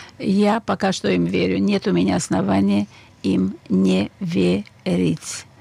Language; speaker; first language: Russian; native; Russian